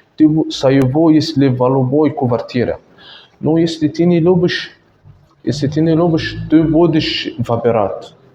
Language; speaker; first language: Russian; non-native, learner; Arabic